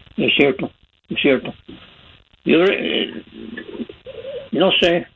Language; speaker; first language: Spanish; non-native, fluent; English